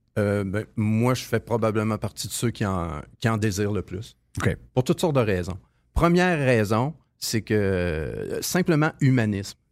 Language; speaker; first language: French; native; French